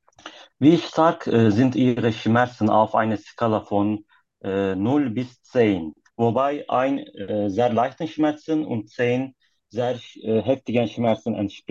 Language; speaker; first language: German; non-native, learner; Turkish